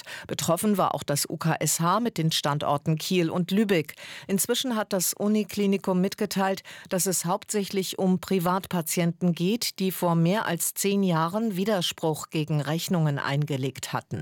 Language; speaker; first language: German; native; German